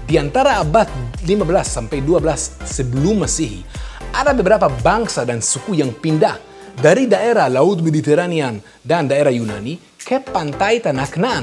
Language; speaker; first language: Indonesian; non-native, fluent; Hebrew